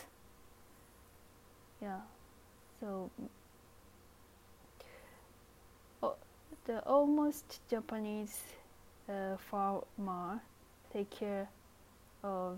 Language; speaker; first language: English; non-native, learner; Japanese